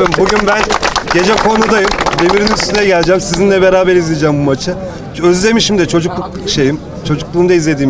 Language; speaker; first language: Turkish; native; Turkish